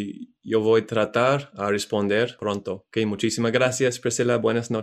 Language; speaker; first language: Spanish; non-native, learner; English